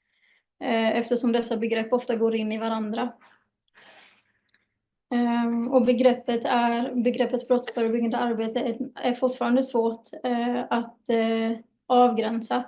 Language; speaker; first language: Swedish; native; Swedish